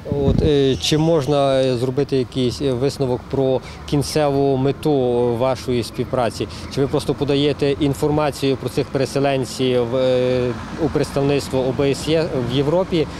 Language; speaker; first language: Ukrainian; native; Ukrainian